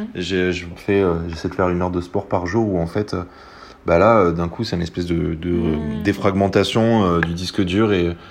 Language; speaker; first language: French; native; French